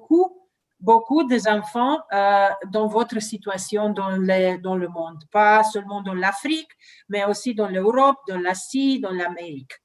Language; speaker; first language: French; non-native, learner; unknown